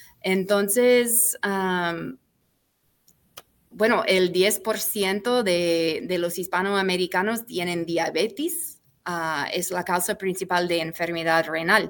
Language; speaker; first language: Spanish; non-native, fluent; English